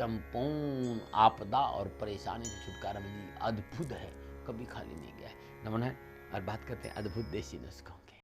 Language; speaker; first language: Hindi; native; Hindi